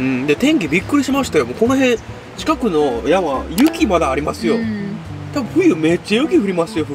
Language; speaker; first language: Japanese; native; Japanese